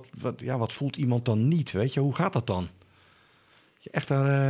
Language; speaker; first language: Dutch; native; Dutch